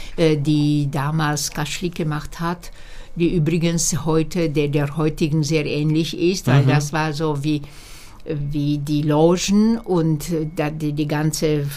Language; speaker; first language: German; non-native, fluent; Slovak